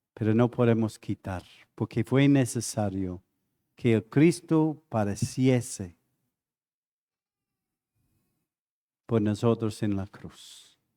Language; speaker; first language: Spanish; non-native, fluent; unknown